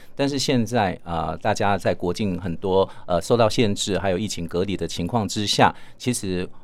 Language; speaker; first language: Chinese; native; Chinese